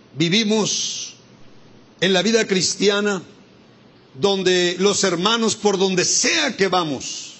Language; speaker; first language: Spanish; native; Spanish